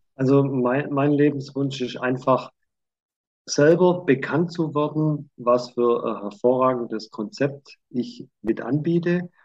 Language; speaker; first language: German; native; German